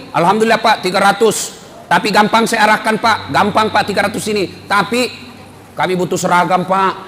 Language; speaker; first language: Indonesian; non-native, local second language; Buginese